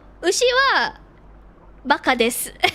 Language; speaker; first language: Japanese; non-native, learner; Filipino